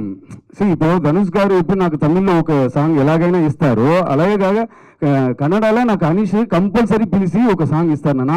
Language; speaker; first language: Telugu; non-native, fluent; Tamil